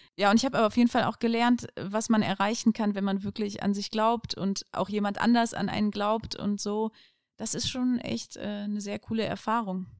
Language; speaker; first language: German; native; German